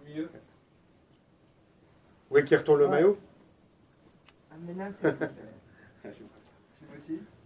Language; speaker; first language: French; native; French